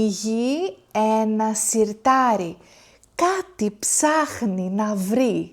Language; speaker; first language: Greek; native; Greek